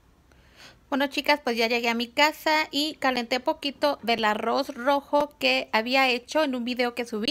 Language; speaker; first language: Spanish; native; Spanish